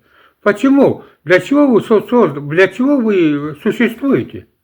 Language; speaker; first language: Russian; non-native, local second language; Kazakh